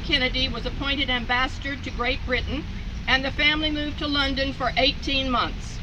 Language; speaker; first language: English; native; English